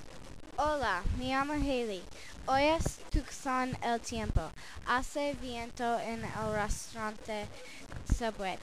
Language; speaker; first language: Spanish; non-native, learner; English